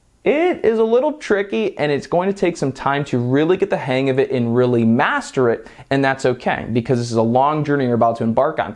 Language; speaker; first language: English; native; English